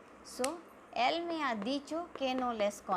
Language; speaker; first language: Spanish; non-native, fluent; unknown